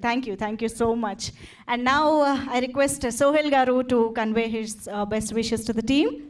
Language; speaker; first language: Telugu; native; Telugu